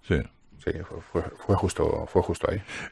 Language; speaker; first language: Spanish; native; Spanish